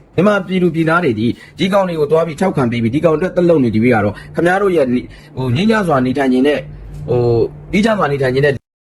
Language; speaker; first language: Burmese; native; Burmese